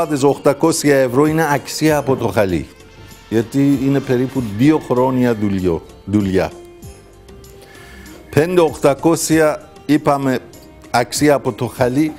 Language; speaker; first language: Greek; non-native, learner; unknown